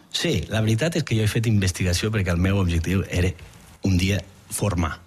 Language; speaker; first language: Catalan; native; Catalan